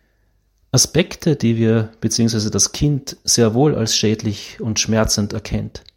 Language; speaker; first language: German; native; German